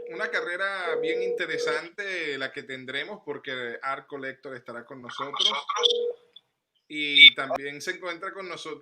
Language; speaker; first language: Spanish; native; Spanish